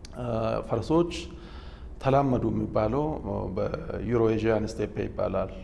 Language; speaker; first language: Amharic; non-native, local second language; Oromo